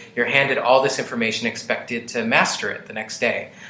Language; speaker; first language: English; native; English